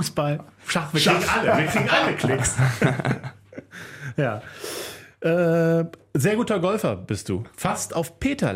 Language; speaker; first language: German; native; German